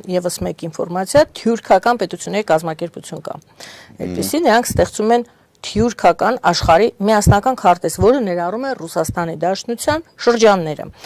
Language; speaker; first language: Armenian; native; Armenian